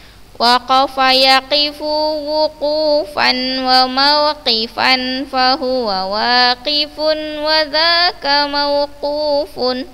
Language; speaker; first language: Arabic; non-native, fluent; Indonesian